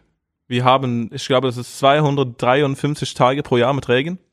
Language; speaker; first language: German; non-native, fluent; Norwegian